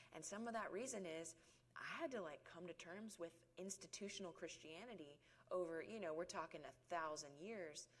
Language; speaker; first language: English; native; English